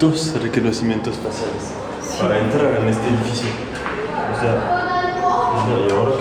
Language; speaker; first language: Spanish; non-native, fluent; French